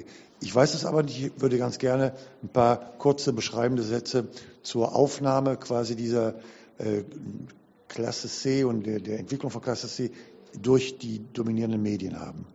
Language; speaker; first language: German; native; German